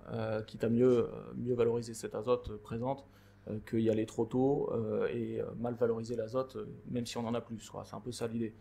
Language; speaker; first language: French; native; French